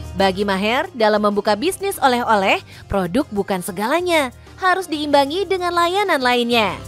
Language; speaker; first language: Indonesian; native; Indonesian